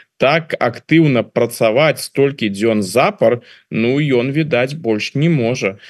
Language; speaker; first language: Belarusian; non-native, local second language; Russian